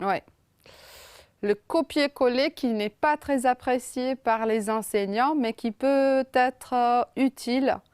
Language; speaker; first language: French; non-native, fluent; Romanian